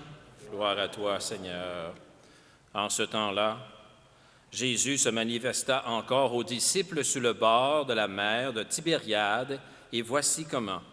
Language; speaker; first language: French; native; French